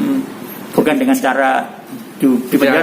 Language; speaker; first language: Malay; non-native, local second language; Javanese